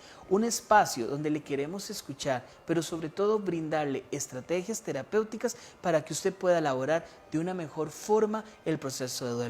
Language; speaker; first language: Spanish; native; Spanish